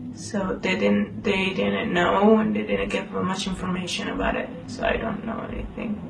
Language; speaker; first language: English; early bilingual, other home language; Spanish